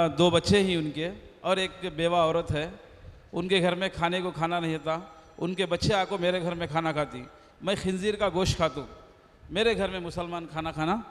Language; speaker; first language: Hindi; non-native, local second language; Urdu